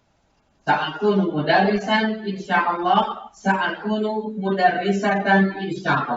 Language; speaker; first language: Arabic; non-native, fluent; Indonesian